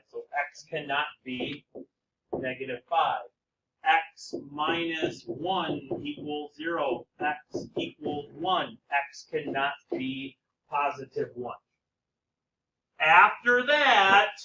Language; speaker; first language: English; native; English